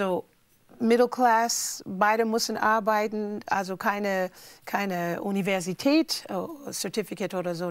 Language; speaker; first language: German; non-native, fluent; English